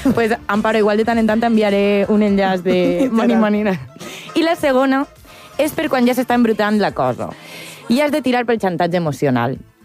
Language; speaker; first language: Catalan; native; Catalan